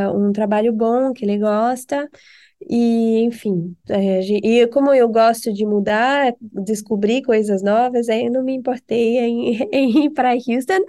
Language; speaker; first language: Portuguese; non-native, fluent; French